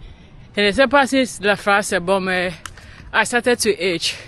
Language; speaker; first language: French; non-native, learner; English